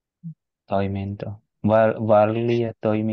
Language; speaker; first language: Finnish; non-native, learner; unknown